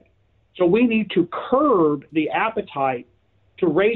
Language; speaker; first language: English; native; English